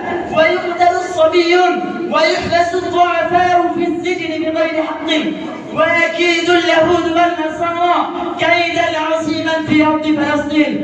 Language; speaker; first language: Arabic; non-native, learner; Bangla